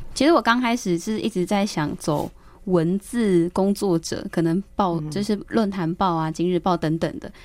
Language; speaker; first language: Chinese; native; Chinese